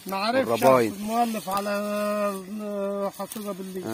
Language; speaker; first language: Arabic; native; Arabic